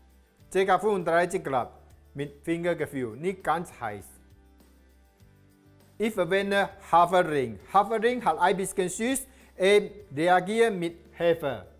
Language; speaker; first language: German; non-native, learner; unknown